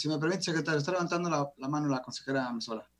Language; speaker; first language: Spanish; native; Spanish